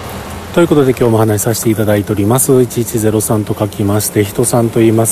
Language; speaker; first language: Japanese; native; Japanese